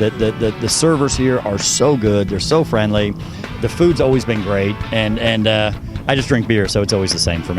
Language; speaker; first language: English; native; English